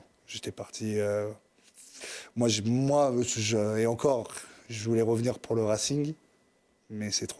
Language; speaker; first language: French; native; French